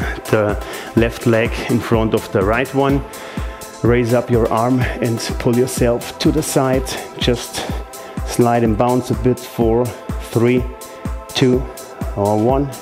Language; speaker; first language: English; non-native, fluent; German